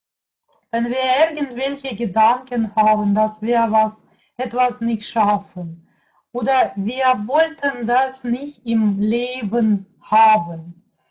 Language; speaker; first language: German; non-native, fluent; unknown